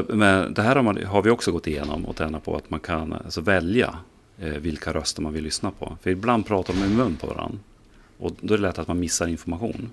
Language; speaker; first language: Swedish; native; Swedish